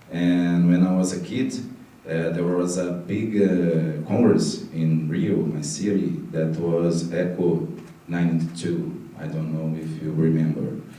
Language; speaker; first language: English; non-native, learner; Portuguese